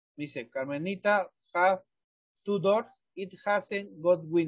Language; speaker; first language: English; non-native, fluent; Spanish